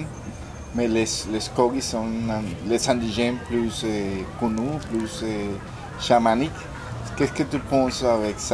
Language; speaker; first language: French; non-native, learner; Spanish